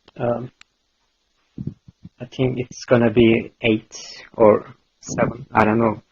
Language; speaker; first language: English; non-native, learner; Turkish